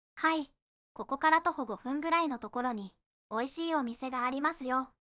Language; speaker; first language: Japanese; native; Japanese